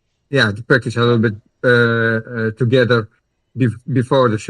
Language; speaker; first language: English; non-native, learner; Dutch